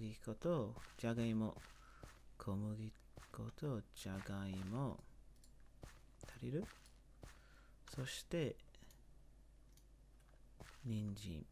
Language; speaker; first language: Japanese; non-native, learner; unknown